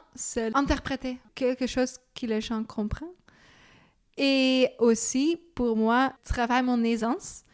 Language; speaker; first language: French; non-native, fluent; Dutch